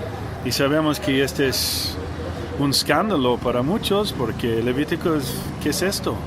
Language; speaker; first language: Spanish; non-native, learner; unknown